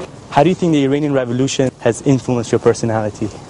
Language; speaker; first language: English; early bilingual, other home language; Persian